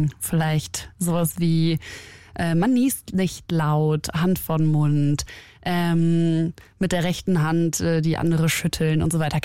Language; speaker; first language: German; early bilingual, other home language; Arabic